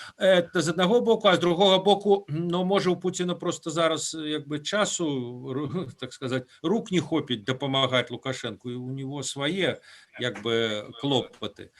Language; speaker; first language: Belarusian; non-native, local second language; Russian